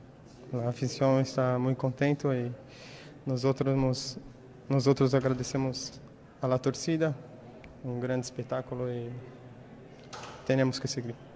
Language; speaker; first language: Spanish; non-native, learner; Portuguese